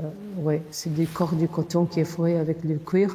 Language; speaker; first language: French; non-native, fluent; Portuguese